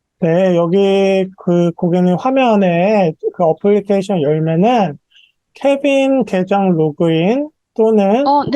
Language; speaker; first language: Korean; native; Korean